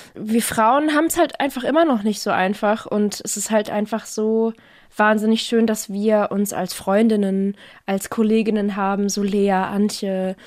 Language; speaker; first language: German; native; German